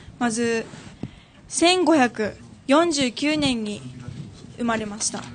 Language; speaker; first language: Japanese; native; Japanese